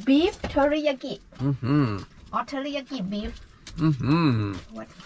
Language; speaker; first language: English; non-native, learner; Thai